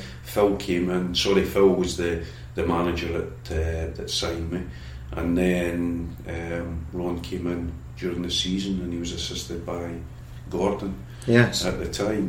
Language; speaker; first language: English; native; English